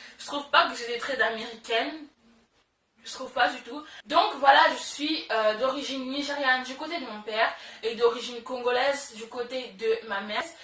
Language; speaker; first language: French; early bilingual, other home language; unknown